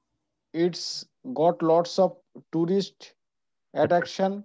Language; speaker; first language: English; non-native, learner; Bangla